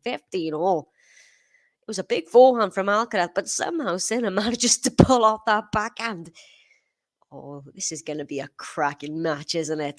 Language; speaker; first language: English; native; English